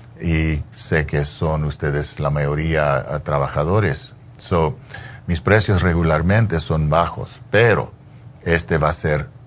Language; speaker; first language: Spanish; early bilingual, heritage; English